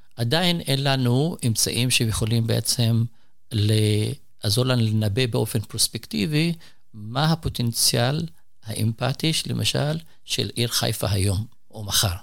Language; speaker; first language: Hebrew; non-native, local second language; Arabic